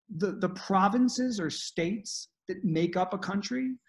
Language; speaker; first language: English; native; English